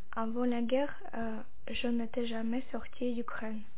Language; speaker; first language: French; non-native, learner; Russian